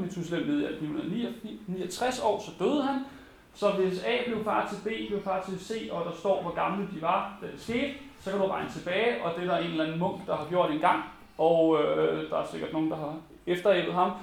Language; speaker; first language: Danish; native; Danish